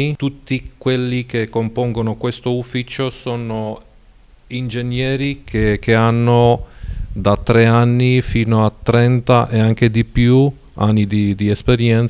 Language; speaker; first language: Italian; non-native, fluent; Romanian